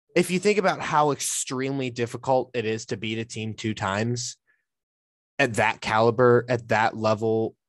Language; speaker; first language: English; native; English